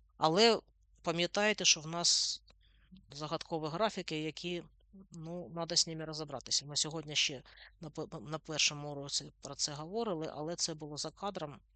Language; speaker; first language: Ukrainian; non-native, local second language; Russian